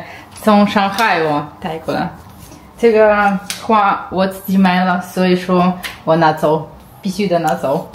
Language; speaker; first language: Chinese; non-native, learner; Russian